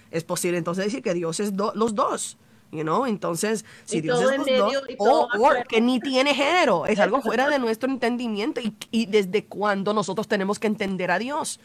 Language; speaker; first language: Spanish; early bilingual, heritage; Spanish